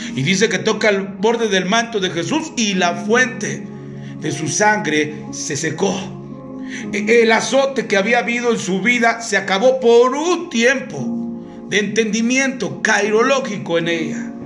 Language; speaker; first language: Spanish; native; Spanish